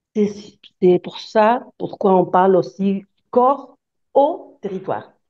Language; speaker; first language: French; non-native, fluent; Spanish